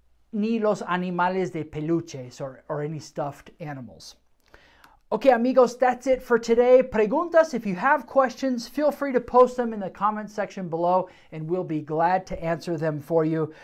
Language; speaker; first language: English; native; English